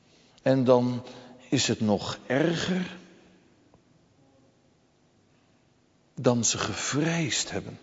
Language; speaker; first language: Dutch; native; Dutch